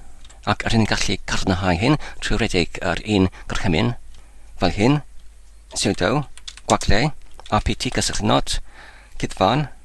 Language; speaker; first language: Welsh; non-native, learner; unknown